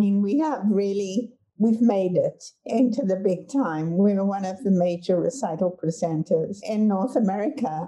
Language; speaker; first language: English; native; English